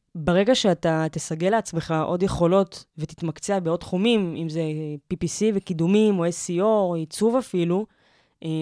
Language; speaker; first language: Hebrew; native; Hebrew